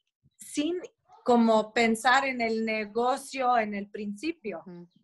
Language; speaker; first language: Spanish; non-native, fluent; English